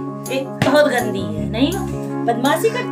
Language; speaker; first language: Hindi; native; Hindi